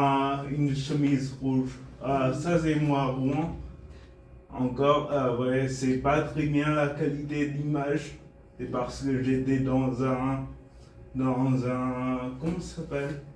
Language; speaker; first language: French; non-native, fluent; Bulgarian